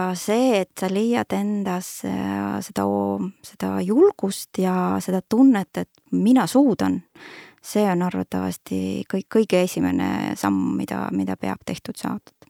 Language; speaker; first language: Estonian; non-native, local second language; Russian